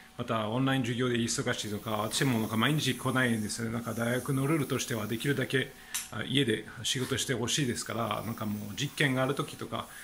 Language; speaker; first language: Japanese; non-native, fluent; French